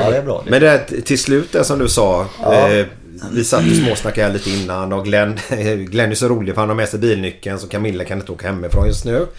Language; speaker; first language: Swedish; native; Swedish